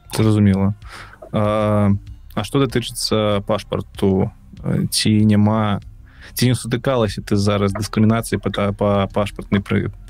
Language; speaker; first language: Belarusian; non-native, local second language; Russian